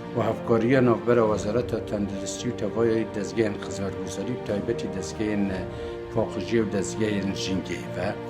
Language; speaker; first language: Kurdish; native; Kurdish